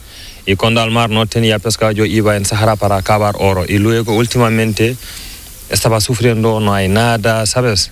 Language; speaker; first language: Spanish; non-native, learner; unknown